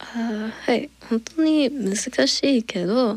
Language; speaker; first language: Japanese; non-native, learner; English